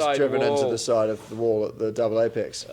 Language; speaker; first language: English; native; English